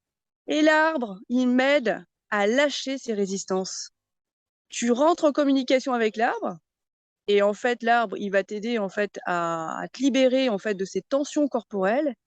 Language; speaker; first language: French; native; French